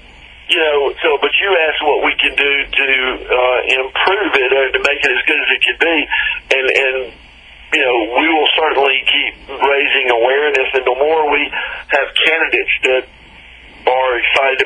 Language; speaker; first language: English; native; English